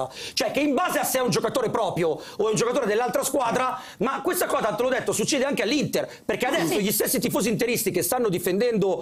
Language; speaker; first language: Italian; native; Italian